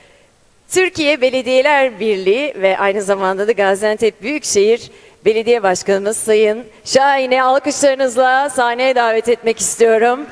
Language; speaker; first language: Turkish; native; Turkish